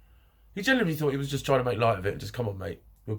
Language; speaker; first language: English; native; English